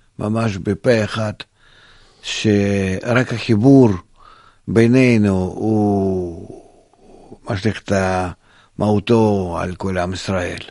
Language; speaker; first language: Hebrew; non-native, fluent; Russian